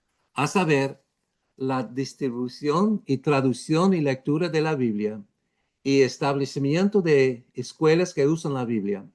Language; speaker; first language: Spanish; non-native, fluent; English